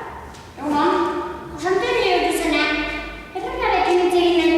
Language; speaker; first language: Basque; non-native, learner; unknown